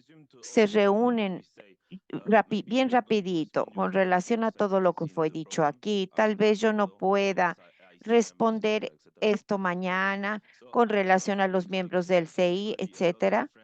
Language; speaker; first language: Spanish; non-native, fluent; Portuguese